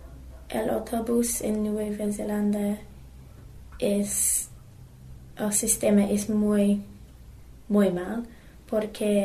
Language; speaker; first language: Spanish; non-native, learner; English